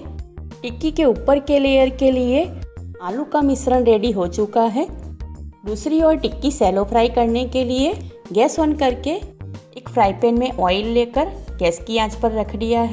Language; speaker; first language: Hindi; non-native, local second language; Gujarati